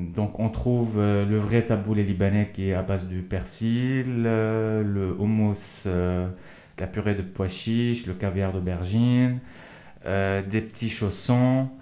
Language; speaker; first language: French; non-native, local second language; Arabic